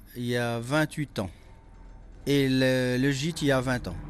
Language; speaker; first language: French; non-native, local second language; Réunion Creole French